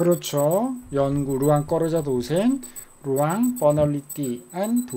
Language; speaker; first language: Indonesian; non-native, fluent; Korean